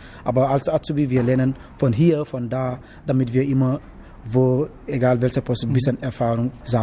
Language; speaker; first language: German; non-native, learner; Wolof